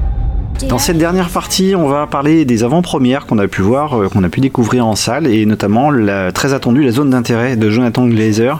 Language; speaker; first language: French; native; French